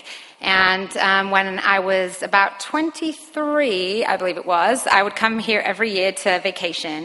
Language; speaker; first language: English; native; English